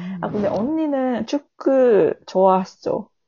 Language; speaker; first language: Korean; non-native, learner; Japanese